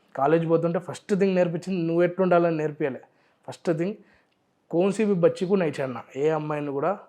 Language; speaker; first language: Telugu; non-native, local second language; Urdu